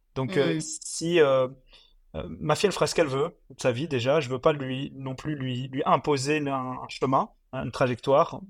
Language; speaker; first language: French; native; French